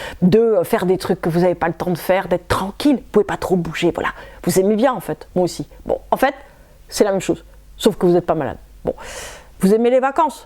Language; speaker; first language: French; native; French